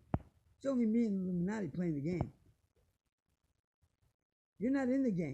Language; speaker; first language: English; native; English